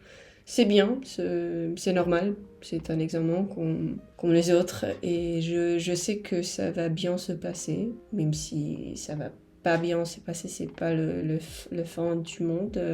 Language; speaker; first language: French; non-native, fluent; Spanish